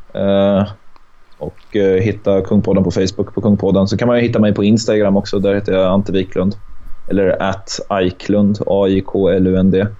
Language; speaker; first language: Swedish; native; Swedish